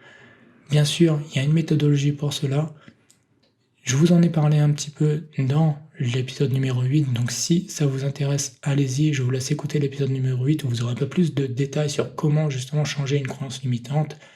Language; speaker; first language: French; native; French